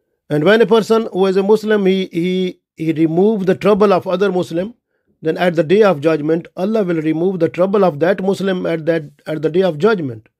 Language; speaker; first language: English; non-native, local second language; Urdu